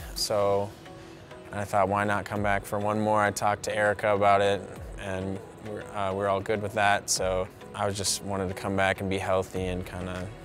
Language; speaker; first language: English; native; English